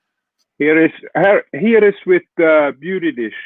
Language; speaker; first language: English; non-native, learner; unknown